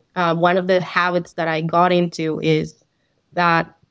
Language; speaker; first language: English; non-native, fluent; Spanish